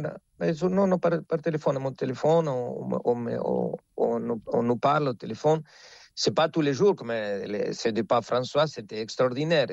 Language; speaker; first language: French; non-native, fluent; Spanish